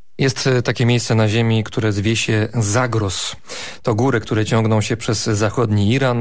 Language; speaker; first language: Polish; native; Polish